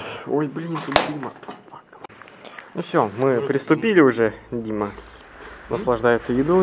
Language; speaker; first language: Russian; native; Russian